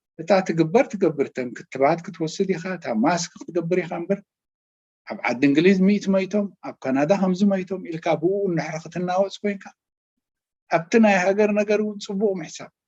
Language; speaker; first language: Tigrinya; native; Tigrinya